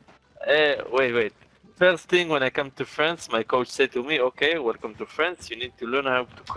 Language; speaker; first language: English; non-native, fluent; Hebrew